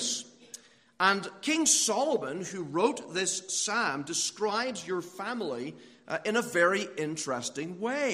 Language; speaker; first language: English; native; English